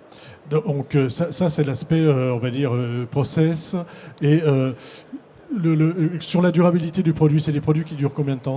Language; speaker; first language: French; native; French